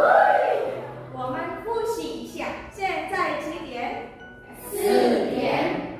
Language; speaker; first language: Chinese; non-native, fluent; Indonesian